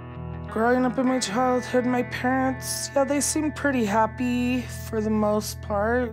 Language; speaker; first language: English; native; English